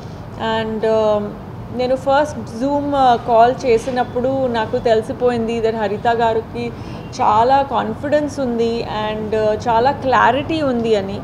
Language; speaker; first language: Telugu; non-native, fluent; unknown